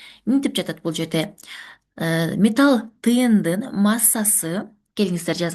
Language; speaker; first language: Kyrgyz; native; Kyrgyz